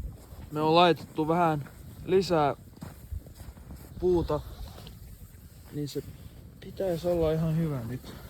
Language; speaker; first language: Finnish; non-native, local second language; Swedish